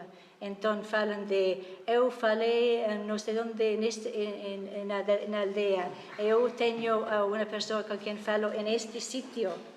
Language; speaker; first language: Galician; non-native, fluent; English